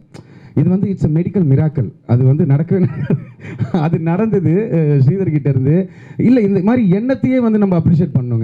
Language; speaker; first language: Tamil; native; Tamil